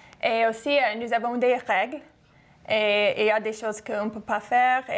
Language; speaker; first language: French; non-native, fluent; English